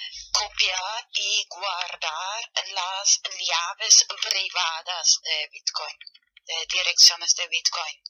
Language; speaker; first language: Spanish; non-native, learner; German